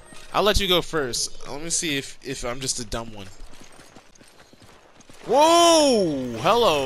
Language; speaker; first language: English; native; English